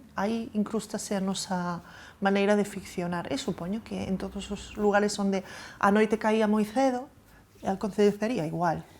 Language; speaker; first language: Galician; native; Galician